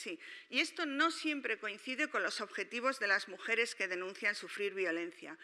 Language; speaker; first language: Spanish; native; Spanish